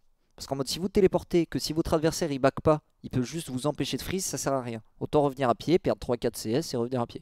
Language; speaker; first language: French; native; French